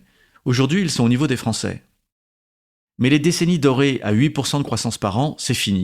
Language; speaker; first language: French; native; French